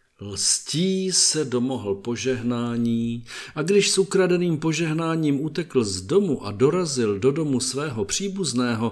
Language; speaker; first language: Czech; native; Czech